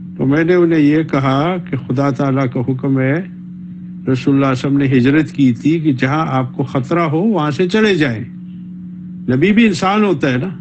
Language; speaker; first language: Urdu; native; Urdu